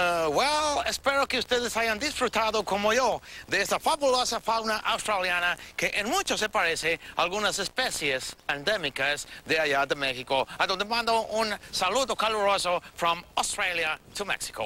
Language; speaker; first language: Spanish; native; Spanish